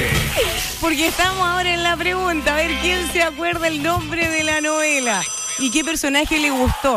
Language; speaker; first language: Spanish; native; Spanish